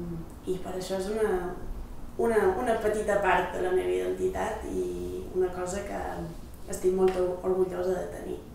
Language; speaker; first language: Catalan; non-native, local second language; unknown